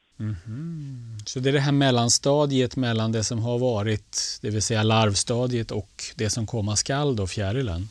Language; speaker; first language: Swedish; native; Swedish